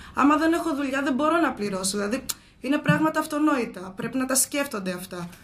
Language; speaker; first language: Greek; early bilingual, other home language; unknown